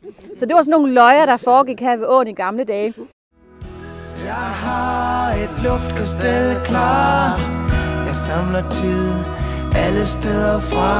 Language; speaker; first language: Danish; native; Danish